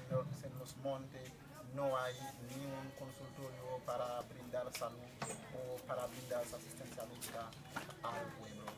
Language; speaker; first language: Spanish; non-native, fluent; Haitian Creole